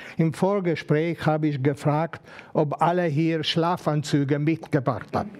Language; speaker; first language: German; non-native, fluent; Hungarian